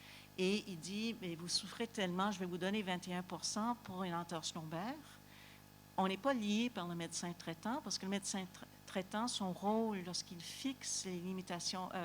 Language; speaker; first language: French; native; French